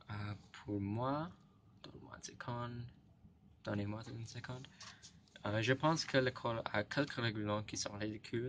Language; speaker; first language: French; non-native, learner; English